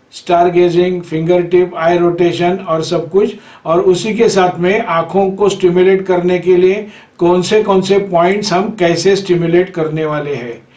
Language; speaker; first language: Hindi; non-native, local second language; Marathi